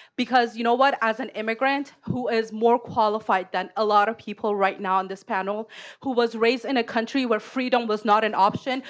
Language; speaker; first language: English; non-native, fluent; Persian